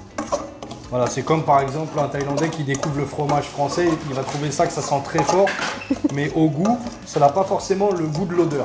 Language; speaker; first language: French; native; French